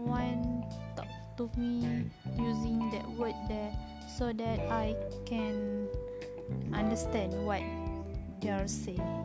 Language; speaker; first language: English; non-native, learner; Malay